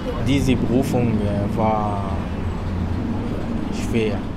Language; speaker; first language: German; non-native, learner; Arabic